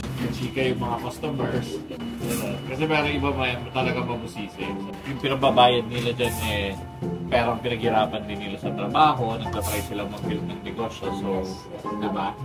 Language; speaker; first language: Filipino; non-native, local second language; Hiligaynon